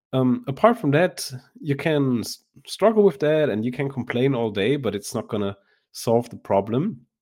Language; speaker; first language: English; non-native, fluent; German